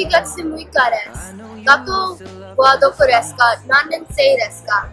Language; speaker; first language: Japanese; non-native, learner; English